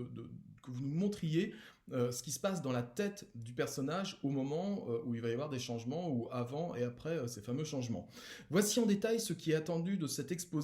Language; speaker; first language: French; native; French